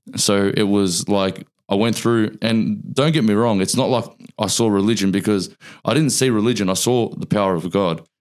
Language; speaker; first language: English; early bilingual, other home language; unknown